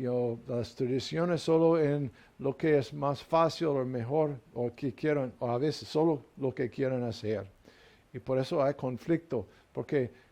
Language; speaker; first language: Spanish; non-native, fluent; English